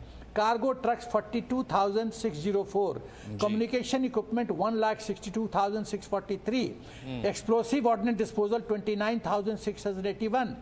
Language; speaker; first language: Hindi; native; Hindi